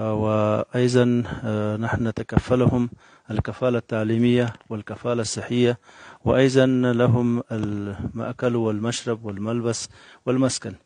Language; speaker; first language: Arabic; non-native, fluent; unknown